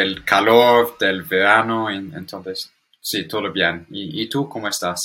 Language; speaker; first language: Spanish; non-native, learner; English